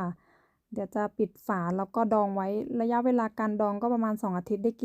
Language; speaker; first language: Thai; native; Thai